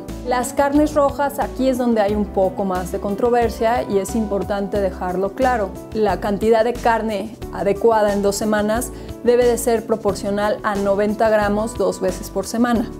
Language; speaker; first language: Spanish; native; Spanish